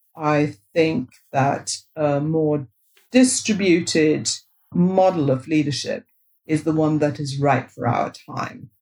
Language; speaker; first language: English; non-native, local second language; Bangla